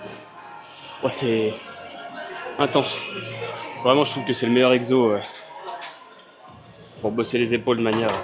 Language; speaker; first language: French; native; French